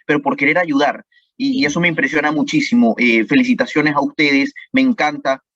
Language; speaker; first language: Spanish; native; Spanish